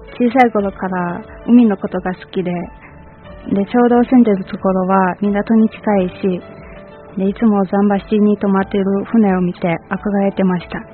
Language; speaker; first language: Japanese; non-native, fluent; Chinese